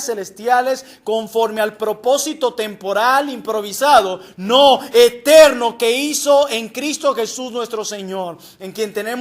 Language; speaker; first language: Spanish; native; Spanish